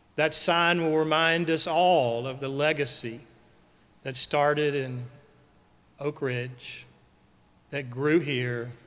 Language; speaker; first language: English; native; English